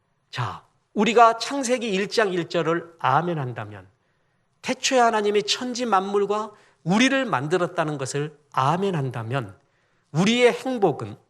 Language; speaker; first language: Korean; native; Korean